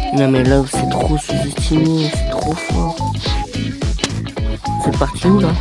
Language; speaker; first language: French; native; French